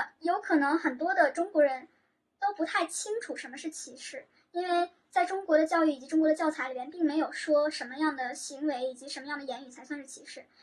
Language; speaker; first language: Chinese; native; Chinese